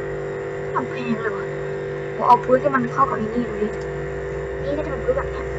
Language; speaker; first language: Thai; native; Thai